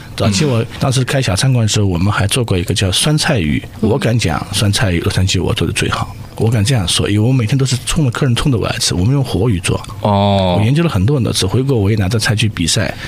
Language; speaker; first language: Chinese; native; Chinese